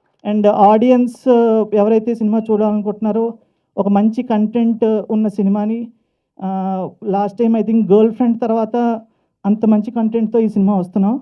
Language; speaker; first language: Telugu; native; Telugu